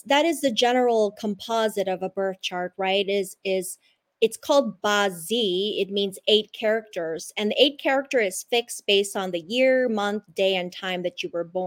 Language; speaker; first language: English; non-native, local second language; Cantonese